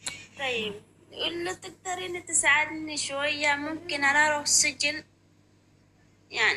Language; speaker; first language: Arabic; non-native, learner; Oromo